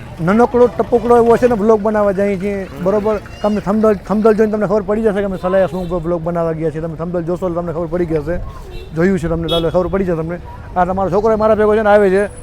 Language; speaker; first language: Gujarati; non-native, local second language; Kachhi